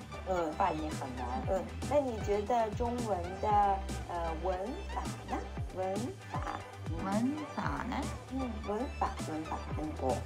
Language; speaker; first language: Chinese; non-native, fluent; Japanese